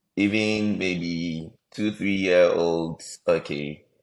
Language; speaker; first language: English; non-native, local second language; Akan